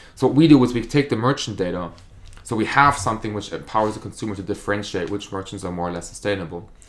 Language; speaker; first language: English; non-native, fluent; German